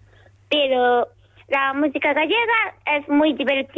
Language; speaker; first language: Spanish; non-native, learner; Japanese